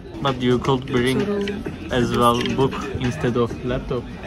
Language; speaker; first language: English; non-native, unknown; Turkish